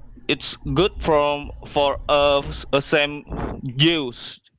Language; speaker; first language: English; non-native, learner; Indonesian